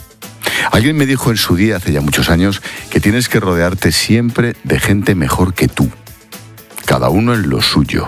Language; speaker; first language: Spanish; native; Spanish